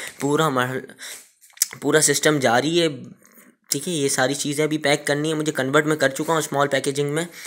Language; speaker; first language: Urdu; native; Urdu